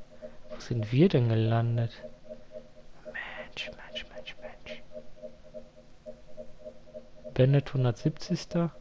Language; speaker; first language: German; native; German